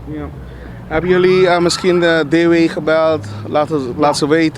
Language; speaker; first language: Dutch; non-native, local second language; Papiamento